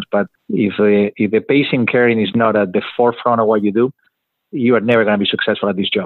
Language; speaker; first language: English; non-native, fluent; Spanish